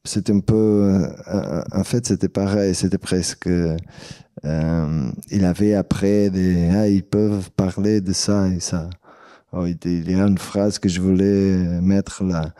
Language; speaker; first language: French; non-native, fluent; Portuguese